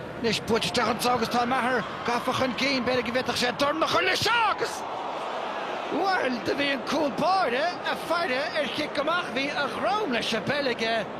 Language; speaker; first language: Irish; native; Irish